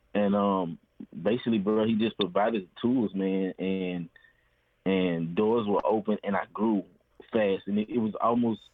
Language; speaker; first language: English; native; English